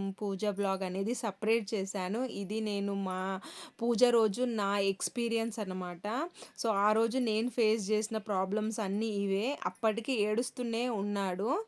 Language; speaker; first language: Telugu; non-native, local second language; Kannada